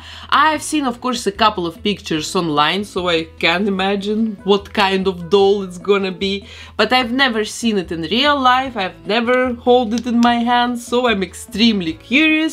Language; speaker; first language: English; non-native, fluent; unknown